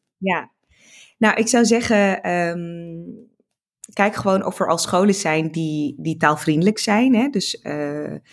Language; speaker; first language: Dutch; early bilingual, other home language; Tigrinya